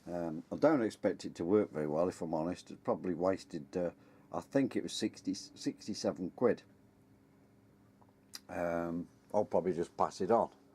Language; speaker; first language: English; native; English